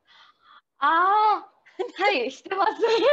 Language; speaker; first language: Japanese; non-native, learner; Indonesian